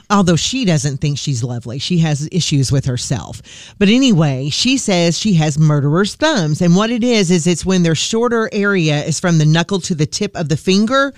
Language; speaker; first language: English; native; English